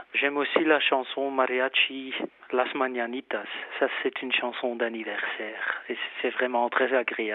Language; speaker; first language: French; non-native, fluent; Dutch